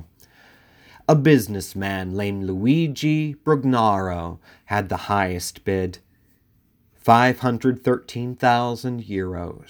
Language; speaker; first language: English; native; English